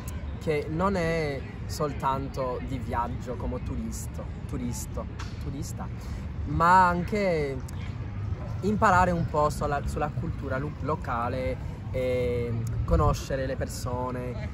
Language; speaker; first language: Italian; non-native, fluent; French